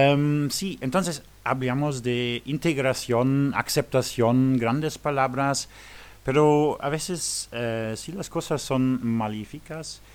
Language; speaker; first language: Spanish; non-native, fluent; Luxembourgish